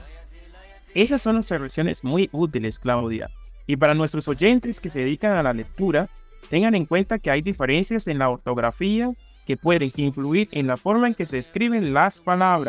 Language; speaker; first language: Spanish; native; Spanish